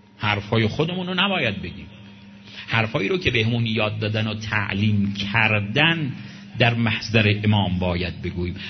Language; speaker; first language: Persian; native; Persian